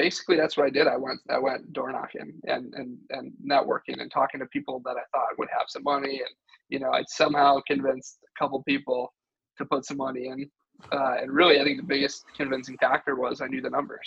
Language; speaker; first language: English; native; English